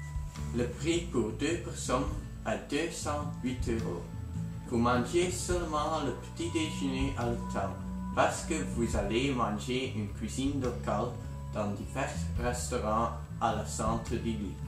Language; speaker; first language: French; non-native, learner; Dutch